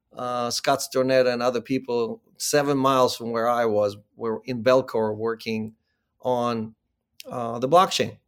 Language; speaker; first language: English; early bilingual, other home language; Ukrainian